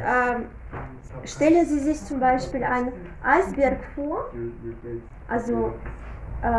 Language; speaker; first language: German; non-native, fluent; Russian